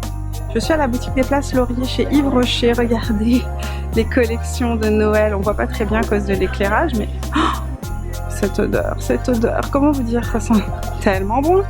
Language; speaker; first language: French; native; French